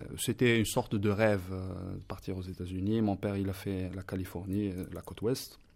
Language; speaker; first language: French; non-native, local second language; Kabyle